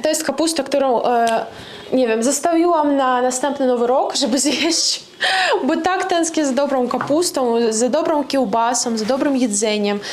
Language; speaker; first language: Polish; non-native, fluent; Russian